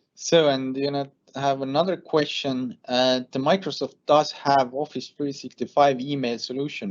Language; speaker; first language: English; non-native, fluent; Estonian